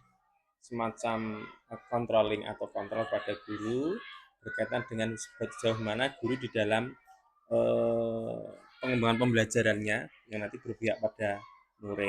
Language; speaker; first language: Indonesian; native; Indonesian